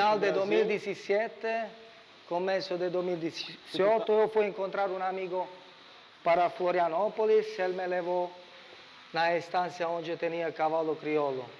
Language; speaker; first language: Portuguese; non-native, learner; Italian